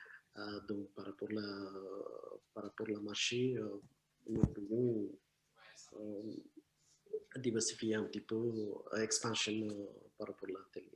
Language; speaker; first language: French; non-native, learner; Tamil